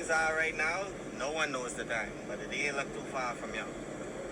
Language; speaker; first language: English; native; English